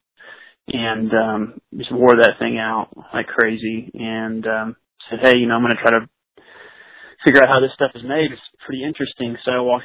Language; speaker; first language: English; native; English